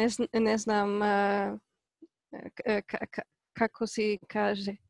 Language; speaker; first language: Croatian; non-native, learner; Polish